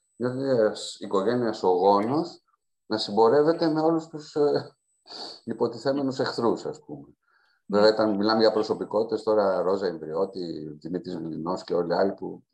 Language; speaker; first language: Greek; native; Greek